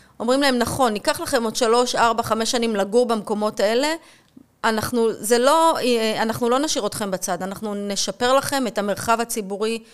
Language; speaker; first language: Hebrew; native; Hebrew